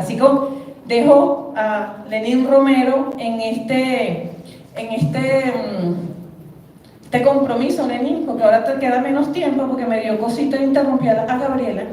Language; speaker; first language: Spanish; native; Spanish